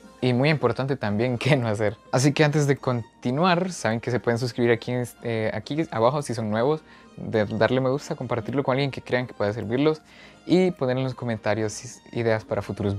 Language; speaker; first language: Spanish; native; Spanish